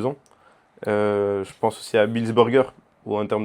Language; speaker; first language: French; native; French